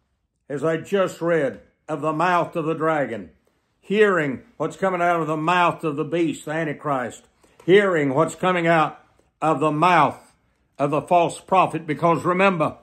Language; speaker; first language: English; native; English